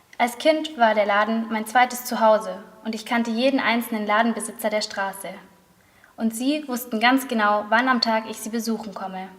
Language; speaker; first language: German; native; German